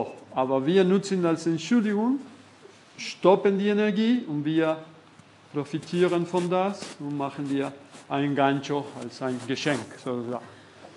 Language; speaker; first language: German; non-native, learner; Spanish